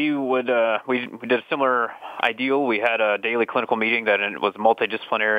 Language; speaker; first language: English; native; English